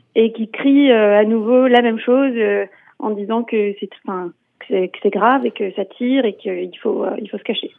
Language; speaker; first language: French; native; French